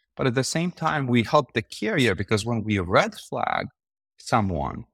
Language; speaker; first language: English; non-native, fluent; Romanian